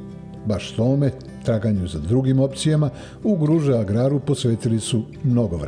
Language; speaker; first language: Serbian; native; Serbian